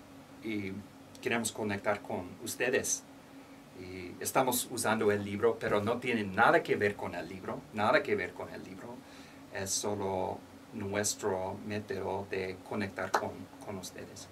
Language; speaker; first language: Spanish; non-native, learner; English